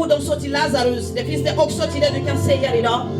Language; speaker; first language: Swedish; non-native, learner; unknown